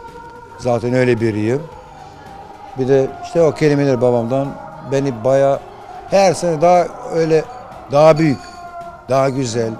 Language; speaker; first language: Turkish; non-native, fluent; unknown